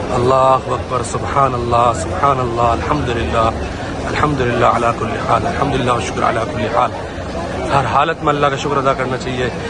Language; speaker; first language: Urdu; native; Urdu